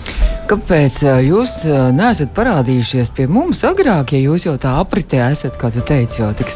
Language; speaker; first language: Latvian; native; Latvian